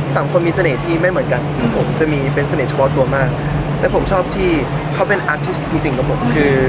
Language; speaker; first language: Thai; native; Thai